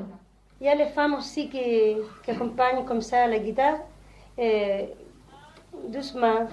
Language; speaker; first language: French; non-native, learner; Spanish